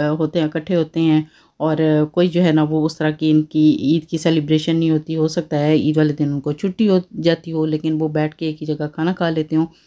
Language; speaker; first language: Urdu; native; Urdu